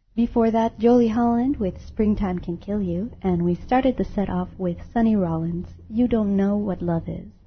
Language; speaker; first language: English; native; English